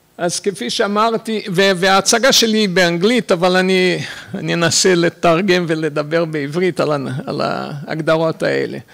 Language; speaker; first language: Hebrew; non-native, fluent; Portuguese